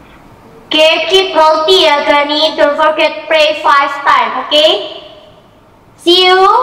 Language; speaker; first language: English; non-native, learner; Indonesian